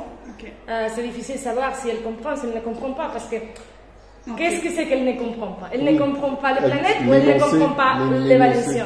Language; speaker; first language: French; non-native, fluent; Spanish